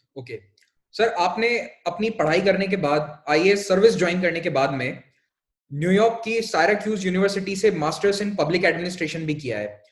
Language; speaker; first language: Hindi; native; Hindi